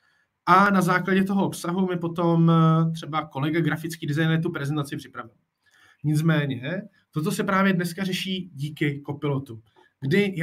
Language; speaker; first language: Czech; native; Czech